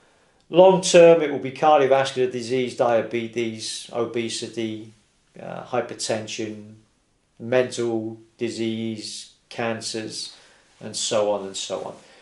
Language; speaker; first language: English; native; English